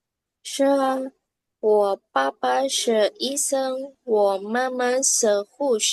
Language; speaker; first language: Chinese; non-native, learner; Indonesian